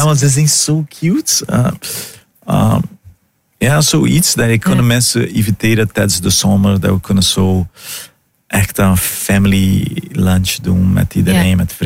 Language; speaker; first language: Dutch; non-native, fluent; Portuguese